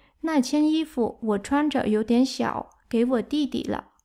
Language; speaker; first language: Chinese; non-native, fluent; Vietnamese